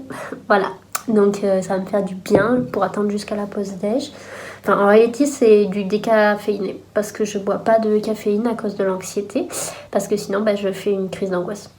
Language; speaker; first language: French; native; French